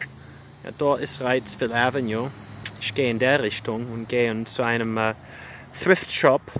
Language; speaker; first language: German; non-native, fluent; English